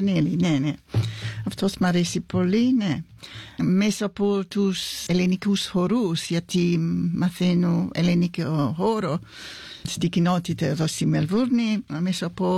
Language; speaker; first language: Greek; non-native, fluent; English